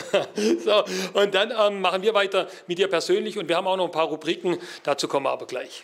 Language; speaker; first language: German; native; German